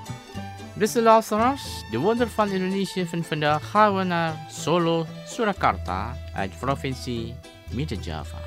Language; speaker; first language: Dutch; non-native, fluent; Indonesian